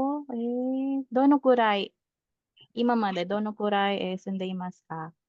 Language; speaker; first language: Japanese; non-native, fluent; Filipino